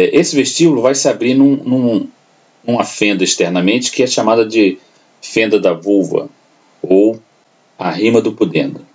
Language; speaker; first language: Portuguese; native; Portuguese